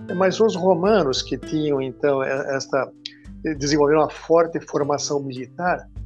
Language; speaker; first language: Portuguese; non-native, fluent; Hebrew